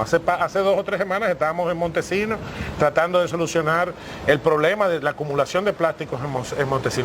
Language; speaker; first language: Spanish; native; Spanish